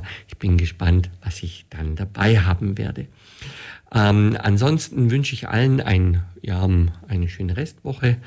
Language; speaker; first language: German; native; German